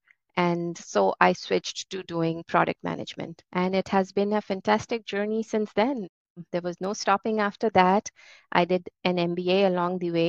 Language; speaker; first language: English; non-native, local second language; Hindi